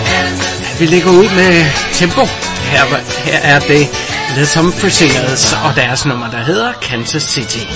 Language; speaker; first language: Danish; native; Danish